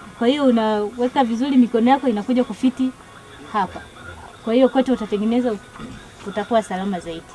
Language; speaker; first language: Swahili; native; Swahili